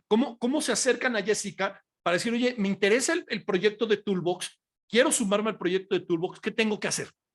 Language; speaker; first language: Spanish; native; Spanish